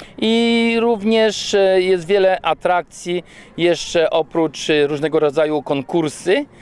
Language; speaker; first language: Polish; native; Polish